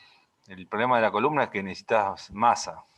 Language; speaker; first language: Spanish; native; Spanish